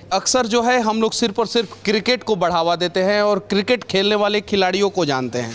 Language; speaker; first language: Hindi; native; Hindi